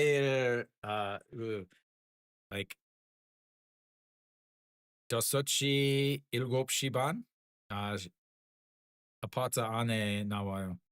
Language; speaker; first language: Korean; non-native, learner; English